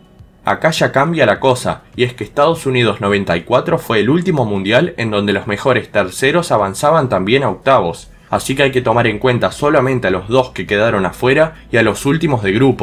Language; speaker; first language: Spanish; native; Spanish